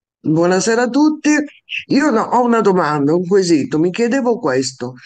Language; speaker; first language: Italian; native; Italian